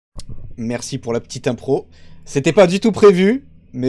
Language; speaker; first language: French; native; French